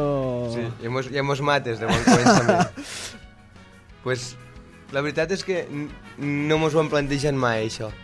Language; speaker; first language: Catalan; native; Catalan